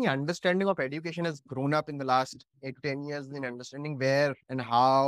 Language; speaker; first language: English; non-native, local second language; Hindi